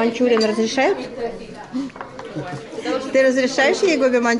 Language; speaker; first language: Russian; native; Russian